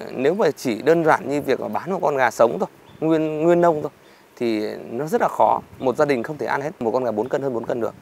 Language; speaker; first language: Vietnamese; native; Vietnamese